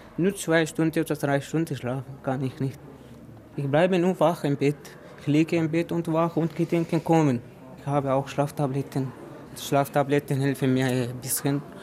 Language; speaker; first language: German; non-native, learner; Arabic